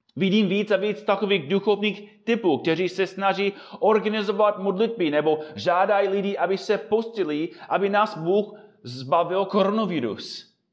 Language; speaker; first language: Czech; non-native, fluent; English